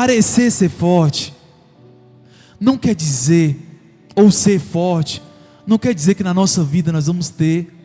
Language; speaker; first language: Portuguese; native; Portuguese